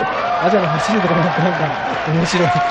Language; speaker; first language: Japanese; native; Japanese